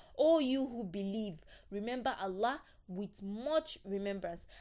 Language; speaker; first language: English; non-native, local second language; Yoruba